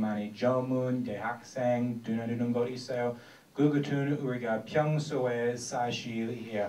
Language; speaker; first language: Korean; non-native, learner; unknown